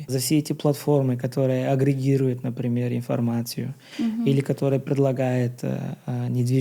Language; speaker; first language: Russian; non-native, learner; Bulgarian